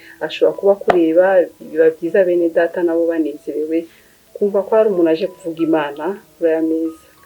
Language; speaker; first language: Kinyarwanda; native; Kinyarwanda